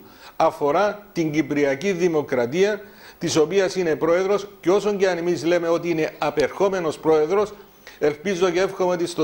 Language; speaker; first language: Greek; native; Greek